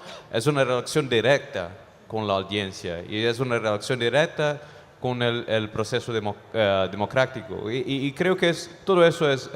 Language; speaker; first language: Spanish; non-native, fluent; Portuguese